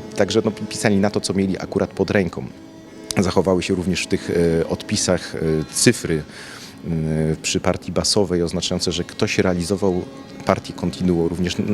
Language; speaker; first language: Polish; native; Polish